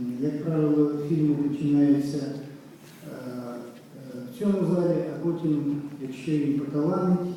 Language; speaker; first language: Ukrainian; native; Ukrainian